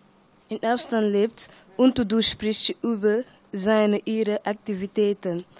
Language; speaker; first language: German; non-native, learner; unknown